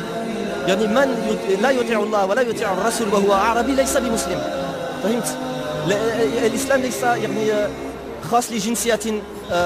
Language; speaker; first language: Arabic; non-native, fluent; Italian